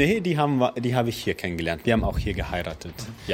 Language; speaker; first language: German; early bilingual, other home language; Russian